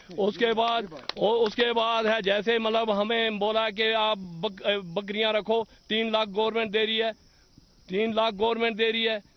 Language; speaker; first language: Urdu; non-native, local second language; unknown